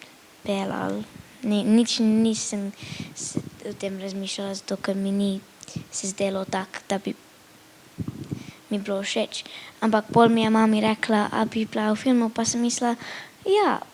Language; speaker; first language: Slovenian; early bilingual, heritage; Slovenian